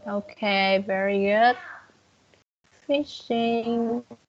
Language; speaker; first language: English; non-native, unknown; Vietnamese